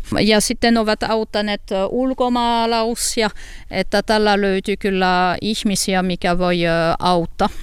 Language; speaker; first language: Finnish; non-native, learner; French